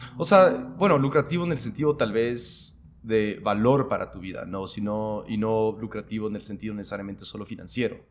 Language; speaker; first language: Spanish; native; Spanish